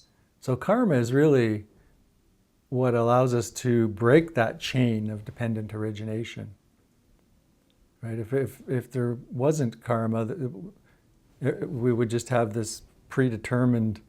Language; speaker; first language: English; native; English